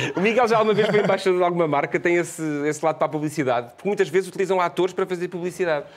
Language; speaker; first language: Portuguese; native; Portuguese